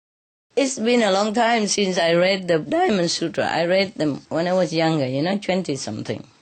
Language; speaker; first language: English; non-native, fluent; Vietnamese